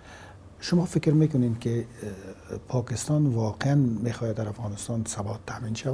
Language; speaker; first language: Persian; native; Persian